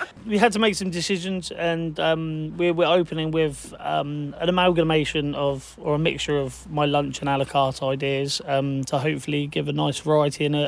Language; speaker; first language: English; native; English